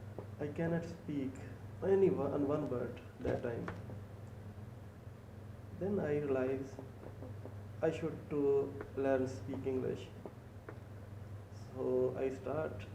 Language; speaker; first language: English; non-native, learner; Urdu